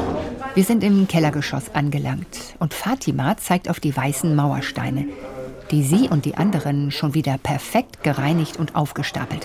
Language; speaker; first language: German; native; German